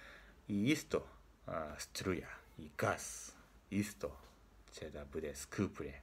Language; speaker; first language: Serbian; non-native, learner; Japanese